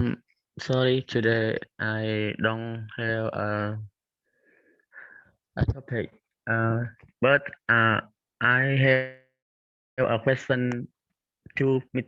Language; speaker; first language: English; non-native, learner; Khmer